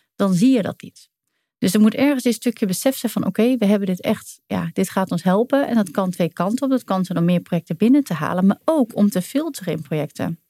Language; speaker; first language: Dutch; native; Dutch